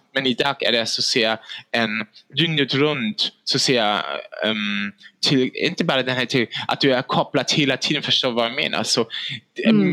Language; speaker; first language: Swedish; non-native, fluent; German